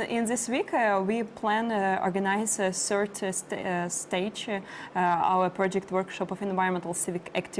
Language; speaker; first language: English; non-native, learner; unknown